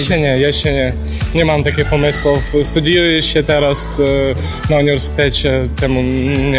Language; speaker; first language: Polish; non-native, learner; Ukrainian